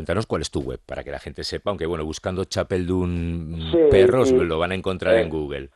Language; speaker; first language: Spanish; native; Spanish